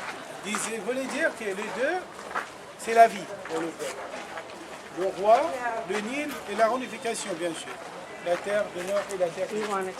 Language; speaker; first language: French; non-native, fluent; Arabic